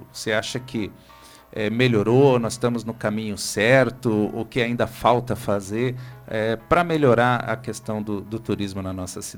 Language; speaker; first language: Portuguese; native; Portuguese